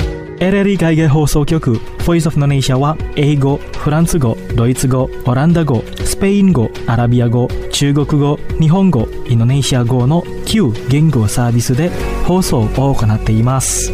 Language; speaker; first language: Japanese; non-native, fluent; Indonesian